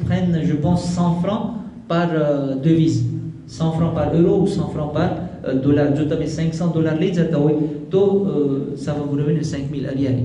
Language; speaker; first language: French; non-native, local second language; Gujarati